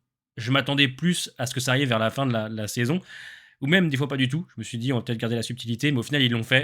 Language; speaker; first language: French; native; French